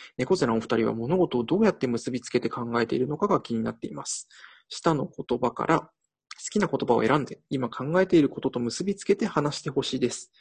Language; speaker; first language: Japanese; native; Japanese